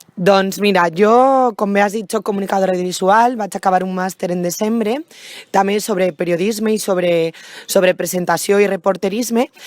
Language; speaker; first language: Catalan; native; Catalan